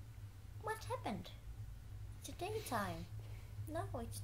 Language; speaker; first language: English; non-native, fluent; Finnish